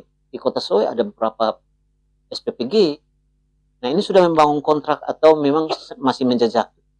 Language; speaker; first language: Indonesian; native; Indonesian